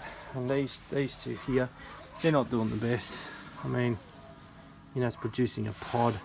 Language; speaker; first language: English; native; English